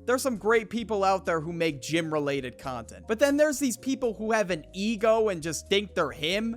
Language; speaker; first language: English; native; English